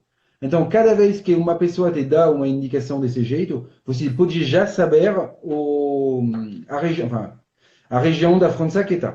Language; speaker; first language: Portuguese; non-native, fluent; French